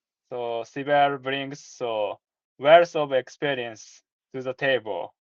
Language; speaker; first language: English; non-native, learner; Japanese